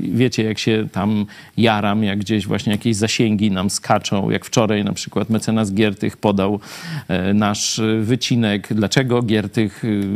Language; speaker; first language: Polish; native; Polish